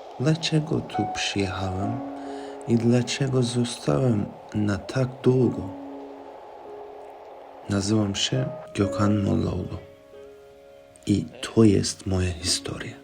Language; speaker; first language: Polish; non-native, fluent; Turkish